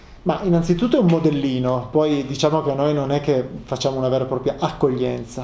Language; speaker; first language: Italian; native; Italian